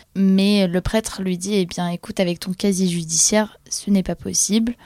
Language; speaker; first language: French; non-native, fluent; Polish